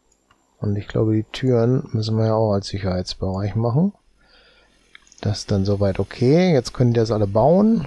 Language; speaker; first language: German; native; German